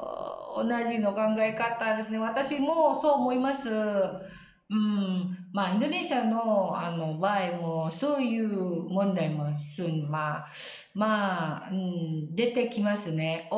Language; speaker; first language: Japanese; non-native, learner; Indonesian